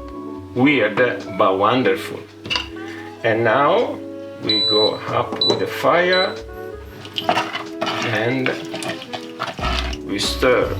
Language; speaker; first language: English; non-native, fluent; Italian